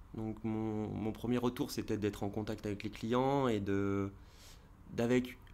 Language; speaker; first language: French; native; French